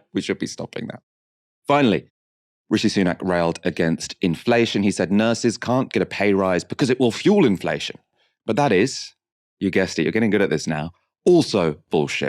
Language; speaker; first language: English; native; English